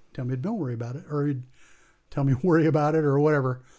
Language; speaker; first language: English; native; English